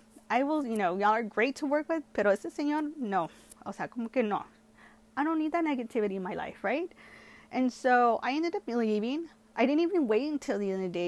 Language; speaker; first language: English; early bilingual, other home language; Spanish